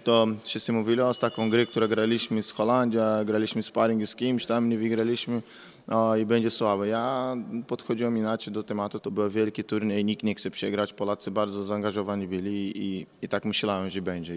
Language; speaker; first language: Polish; non-native, learner; Portuguese